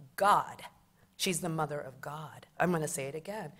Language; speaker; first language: English; native; English